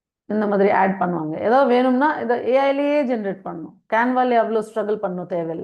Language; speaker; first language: Tamil; non-native, fluent; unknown